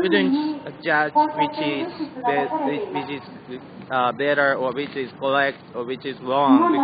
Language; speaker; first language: English; non-native, learner; Japanese